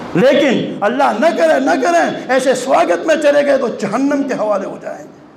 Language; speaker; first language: Urdu; non-native, local second language; Gujarati